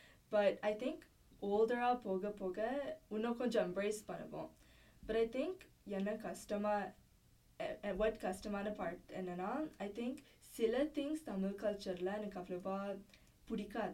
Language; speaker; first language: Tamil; early bilingual, heritage; Tamil